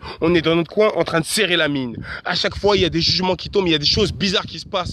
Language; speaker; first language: French; native; French